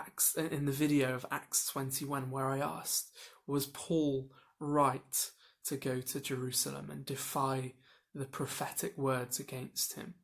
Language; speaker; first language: English; native; English